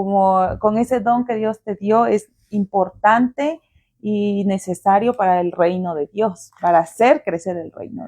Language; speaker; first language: Spanish; native; Spanish